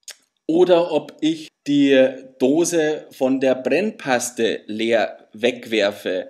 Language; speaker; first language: German; native; German